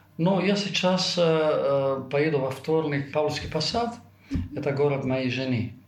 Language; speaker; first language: Russian; non-native, fluent; Italian